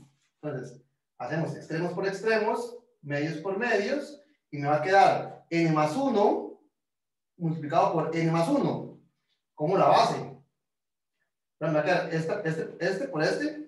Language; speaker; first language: Spanish; native; Spanish